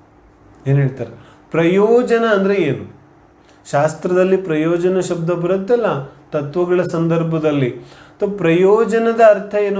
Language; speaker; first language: Kannada; non-native, local second language; Hindi